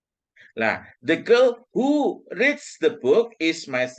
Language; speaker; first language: English; non-native, fluent; Indonesian